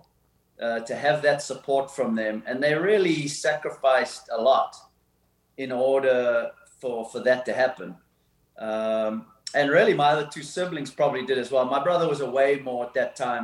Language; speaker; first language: English; native; English